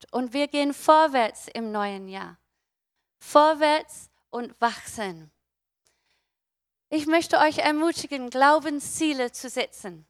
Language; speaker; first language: German; non-native, fluent; English